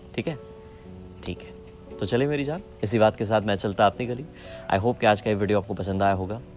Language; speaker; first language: Hindi; non-native, local second language; Gujarati